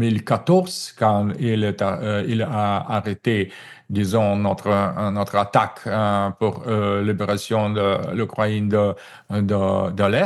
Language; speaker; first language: French; non-native, fluent; Russian